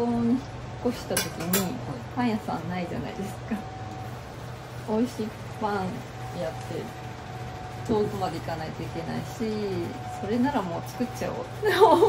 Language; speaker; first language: Japanese; native; Japanese